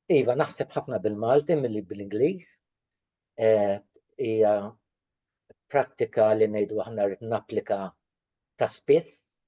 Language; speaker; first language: Maltese; native; Maltese